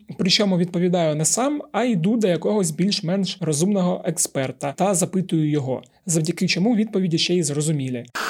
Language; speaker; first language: Ukrainian; non-native, local second language; Russian